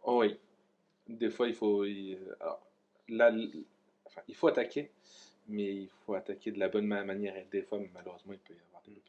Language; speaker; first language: French; native; French